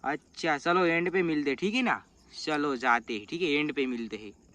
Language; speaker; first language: Hindi; non-native, local second language; Gujarati